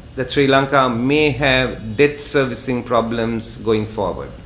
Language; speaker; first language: English; non-native, local second language; Sinhala